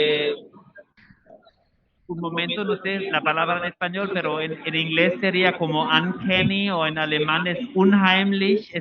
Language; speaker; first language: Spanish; non-native, fluent; German